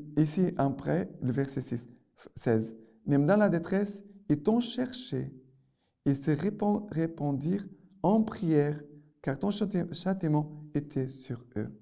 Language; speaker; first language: French; non-native, fluent; Portuguese